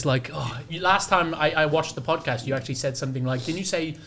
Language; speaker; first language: English; native; English